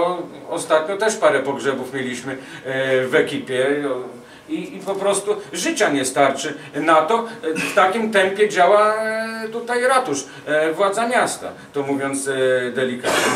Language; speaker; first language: Polish; native; Polish